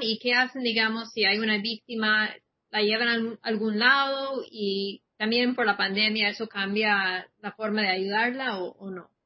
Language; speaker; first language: Spanish; non-native, fluent; English